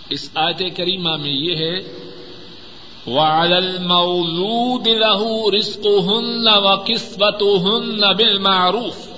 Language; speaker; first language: Urdu; non-native, local second language; Punjabi